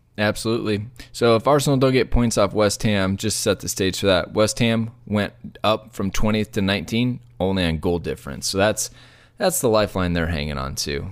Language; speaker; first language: English; native; English